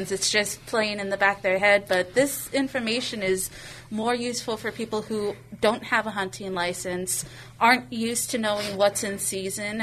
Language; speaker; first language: English; native; English